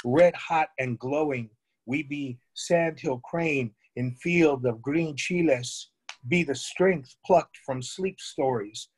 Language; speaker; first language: English; native; English